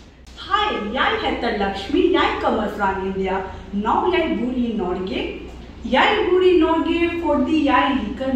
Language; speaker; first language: Norwegian; non-native, learner; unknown